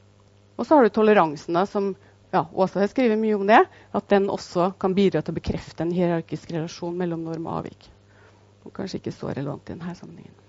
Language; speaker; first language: Norwegian; native; Norwegian